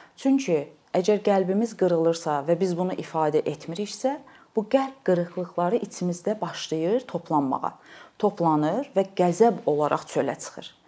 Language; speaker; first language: Azerbaijani; native; Azerbaijani